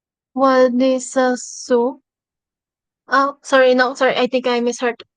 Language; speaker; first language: English; non-native, fluent; Spanish